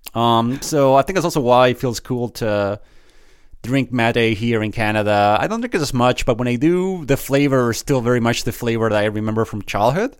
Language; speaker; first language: English; early bilingual, other home language; Spanish